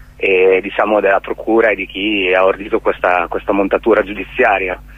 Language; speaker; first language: Italian; native; Italian